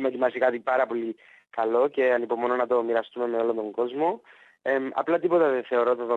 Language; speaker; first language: Greek; native; Greek